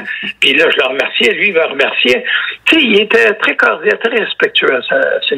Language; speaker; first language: French; native; French